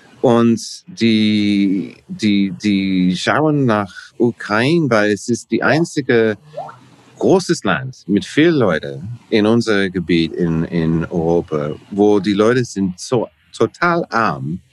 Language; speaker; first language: German; non-native, learner; English